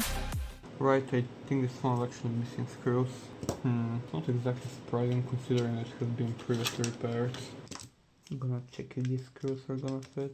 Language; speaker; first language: English; non-native, fluent; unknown